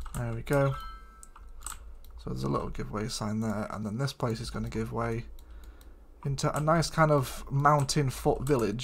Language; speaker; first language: English; native; English